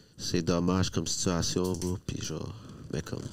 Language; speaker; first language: French; native; French